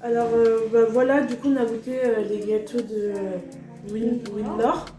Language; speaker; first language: French; native; French